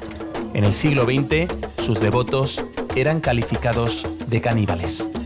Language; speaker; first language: Spanish; native; Spanish